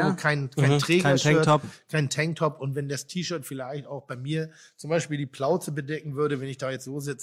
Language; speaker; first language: German; native; German